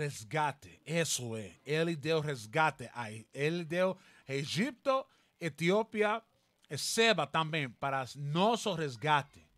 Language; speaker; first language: Portuguese; non-native, learner; Spanish